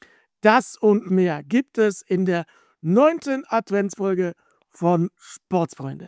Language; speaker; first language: German; native; German